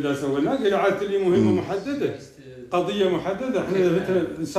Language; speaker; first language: Arabic; native; Arabic